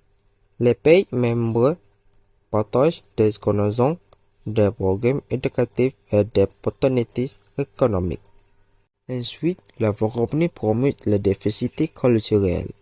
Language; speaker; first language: French; non-native, learner; Malay